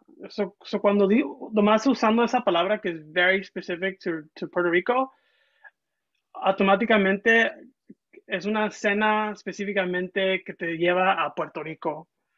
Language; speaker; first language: Spanish; early bilingual, heritage; Spanish